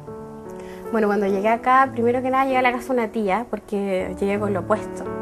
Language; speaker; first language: Spanish; native; Spanish